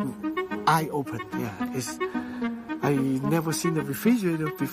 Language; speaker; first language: English; non-native, fluent; Chinese